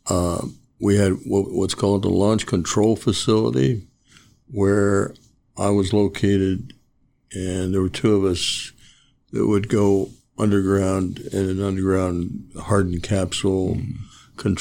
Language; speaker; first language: English; native; English